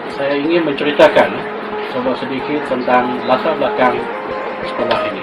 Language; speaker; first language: Malay; non-native, local second language; Iban